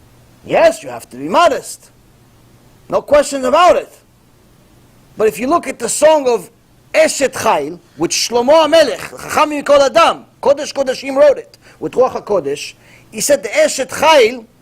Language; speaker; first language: English; non-native, fluent; Hebrew